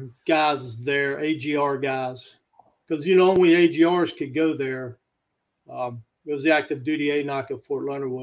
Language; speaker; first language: English; native; English